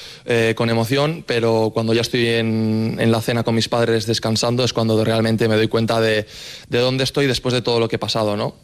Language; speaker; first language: Spanish; native; Spanish